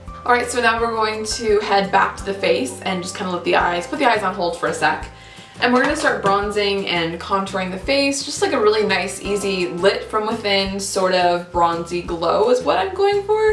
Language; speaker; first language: English; native; English